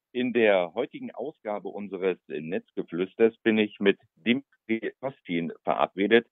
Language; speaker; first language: German; native; German